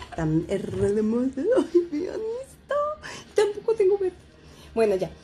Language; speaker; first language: Spanish; native; Spanish